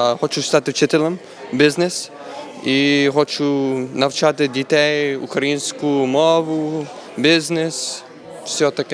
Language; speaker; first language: Ukrainian; early bilingual, heritage; Ukrainian